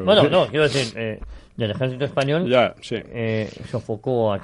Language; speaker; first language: Spanish; native; Spanish